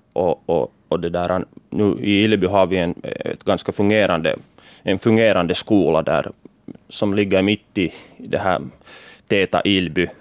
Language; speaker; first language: Swedish; native; Swedish